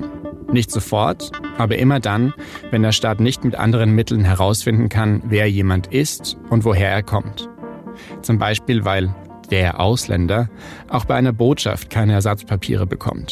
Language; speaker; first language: German; native; German